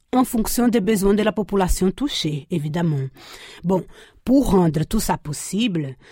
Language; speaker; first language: French; non-native, fluent; Portuguese